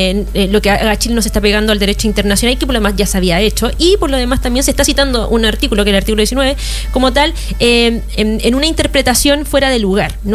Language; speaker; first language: Spanish; native; Spanish